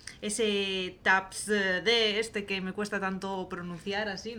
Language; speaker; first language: Spanish; native; Spanish